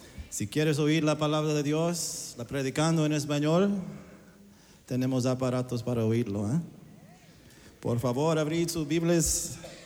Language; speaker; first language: Spanish; non-native, learner; English